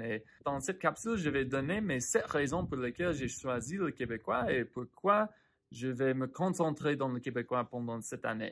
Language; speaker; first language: French; non-native, fluent; English